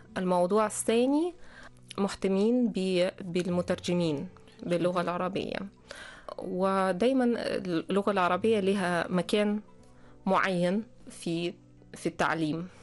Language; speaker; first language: Arabic; non-native, fluent; Russian